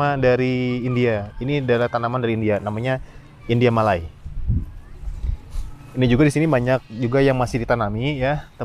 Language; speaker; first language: Indonesian; native; Indonesian